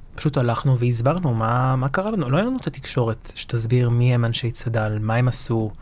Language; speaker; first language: Hebrew; early bilingual, other home language; Arabic